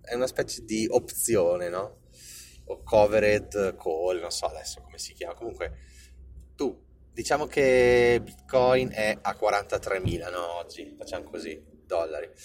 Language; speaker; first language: Italian; native; Italian